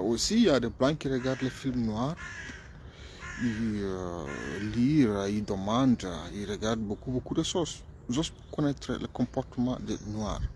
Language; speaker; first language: French; non-native, fluent; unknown